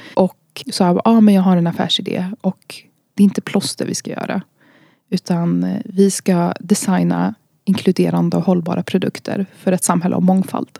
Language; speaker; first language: Swedish; early bilingual, other home language; Arabic